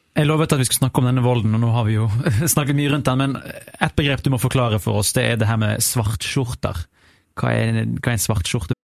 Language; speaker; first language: Norwegian; native; Norwegian